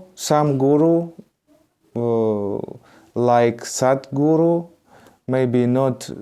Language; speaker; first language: English; non-native, learner; Russian